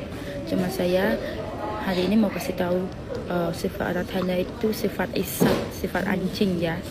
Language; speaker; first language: Indonesian; non-native, learner; Khmer